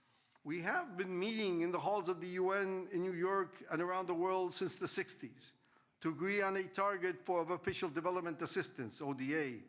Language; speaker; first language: English; non-native, fluent; Spanish